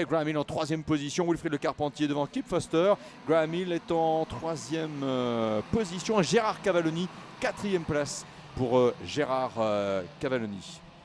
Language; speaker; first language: French; native; French